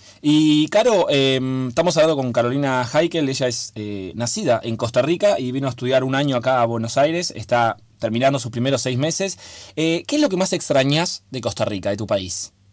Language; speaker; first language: Spanish; native; Spanish